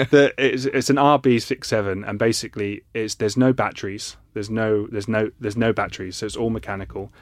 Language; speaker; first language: English; native; English